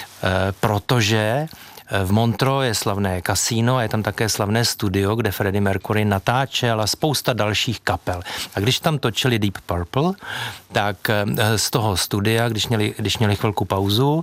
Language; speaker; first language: Czech; native; Czech